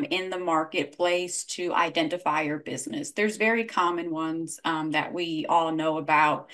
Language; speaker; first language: English; native; English